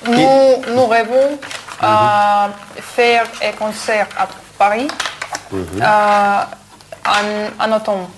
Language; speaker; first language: French; non-native, learner; Russian